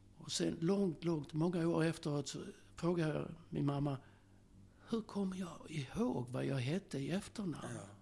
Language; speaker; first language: Swedish; early bilingual, other home language; Slovak